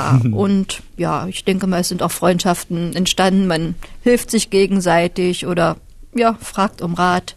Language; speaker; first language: German; native; German